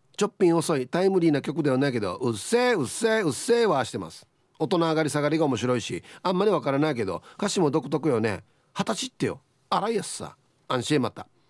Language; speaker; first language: Japanese; native; Japanese